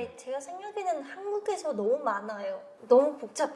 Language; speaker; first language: Korean; non-native, fluent; Vietnamese